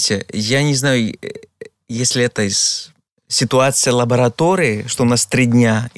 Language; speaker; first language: Russian; non-native, fluent; Greek